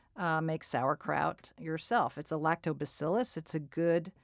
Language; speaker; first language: English; native; English